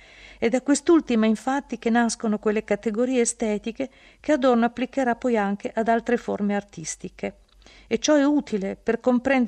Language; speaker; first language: Italian; native; Italian